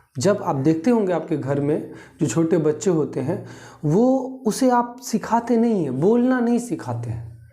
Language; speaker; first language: Hindi; native; Hindi